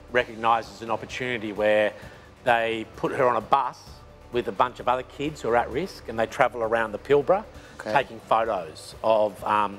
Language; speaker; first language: English; native; English